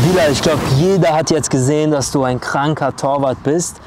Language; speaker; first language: German; native; German